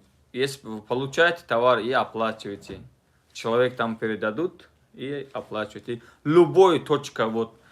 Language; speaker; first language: Russian; non-native, fluent; Tajik